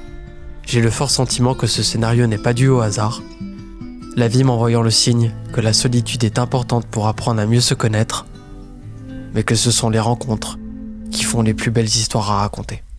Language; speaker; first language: French; native; French